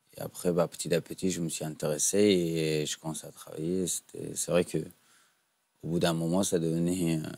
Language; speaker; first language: French; non-native, fluent; Persian